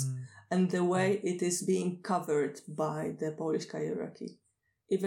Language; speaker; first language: English; non-native, fluent; Polish